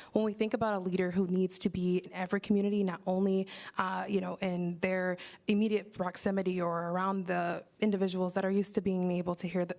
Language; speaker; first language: English; native; English